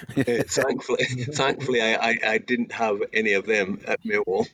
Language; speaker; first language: English; native; English